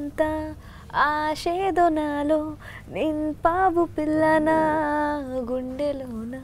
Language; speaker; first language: Telugu; non-native, learner; Bangla